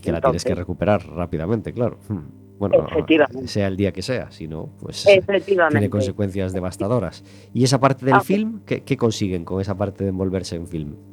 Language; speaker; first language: Spanish; native; Spanish